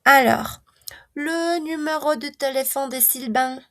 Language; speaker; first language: French; non-native, fluent; Spanish